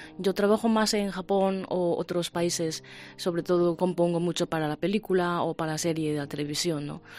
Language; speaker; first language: Spanish; non-native, fluent; Japanese